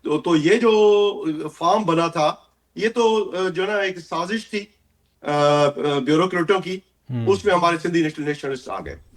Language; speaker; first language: Urdu; non-native, local second language; Sindhi